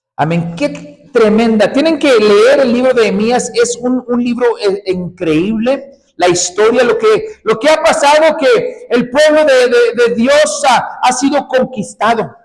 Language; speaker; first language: Spanish; early bilingual, heritage; Spanish